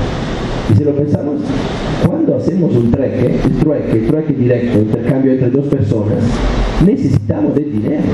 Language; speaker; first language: Spanish; non-native, fluent; Italian